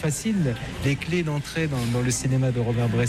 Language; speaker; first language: French; native; French